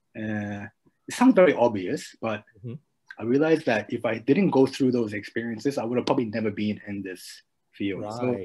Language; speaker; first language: English; early bilingual, other home language; Japanese